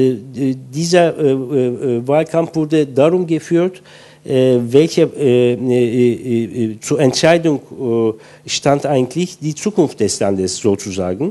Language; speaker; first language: German; non-native, fluent; Turkish